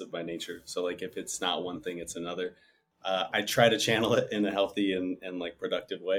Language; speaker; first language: English; native; English